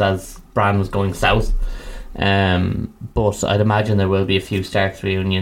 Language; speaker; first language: English; native; English